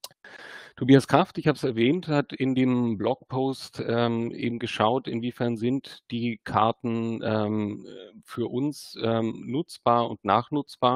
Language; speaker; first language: German; native; German